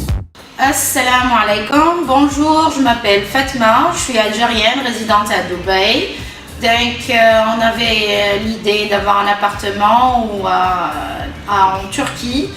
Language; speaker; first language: French; non-native, local second language; Arabic